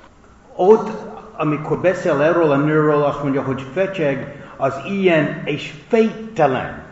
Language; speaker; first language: Hungarian; non-native, fluent; English